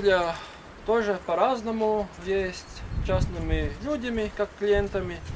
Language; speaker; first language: Russian; non-native, learner; Latvian